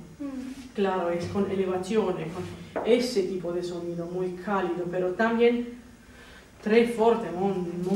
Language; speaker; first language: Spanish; non-native, fluent; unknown